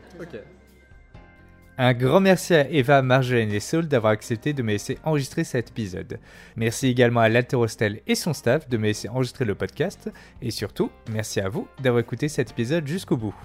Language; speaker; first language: French; native; French